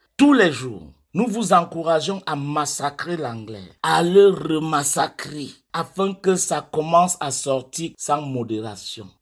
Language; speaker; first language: French; non-native, local second language; English